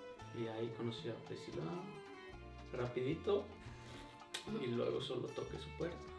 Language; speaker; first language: Spanish; non-native, fluent; Icelandic